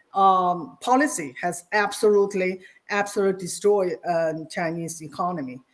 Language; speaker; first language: English; non-native, fluent; Chinese